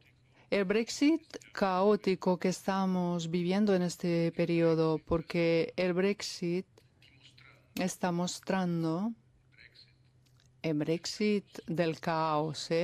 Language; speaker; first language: Spanish; non-native, fluent; Italian